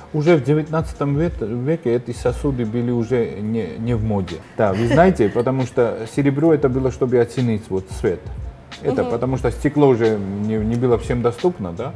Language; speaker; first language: Russian; non-native, fluent; Georgian